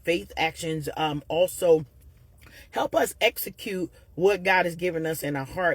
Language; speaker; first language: English; native; English